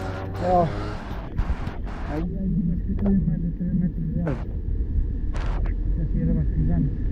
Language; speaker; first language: Spanish; native; Spanish